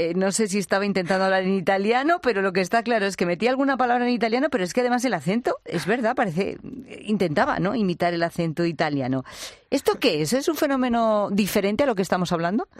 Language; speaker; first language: Spanish; native; Spanish